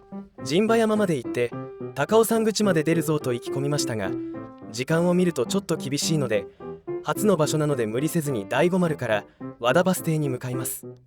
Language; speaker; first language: Japanese; native; Japanese